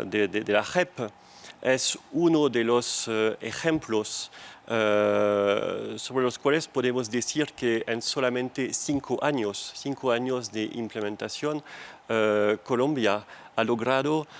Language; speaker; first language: Spanish; non-native, fluent; French